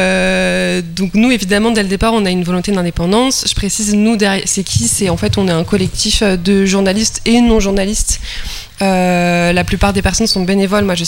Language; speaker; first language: French; native; French